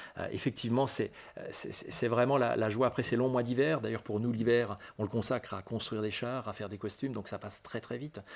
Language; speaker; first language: French; native; French